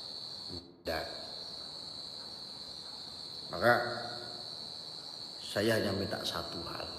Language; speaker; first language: Indonesian; non-native, local second language; Javanese